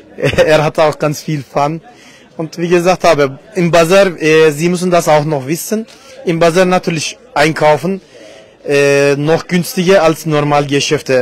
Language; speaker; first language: German; non-native, fluent; Turkish